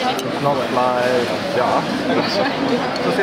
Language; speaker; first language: German; non-native, learner; Swedish